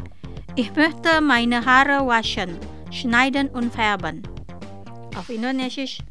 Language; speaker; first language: German; non-native, fluent; Indonesian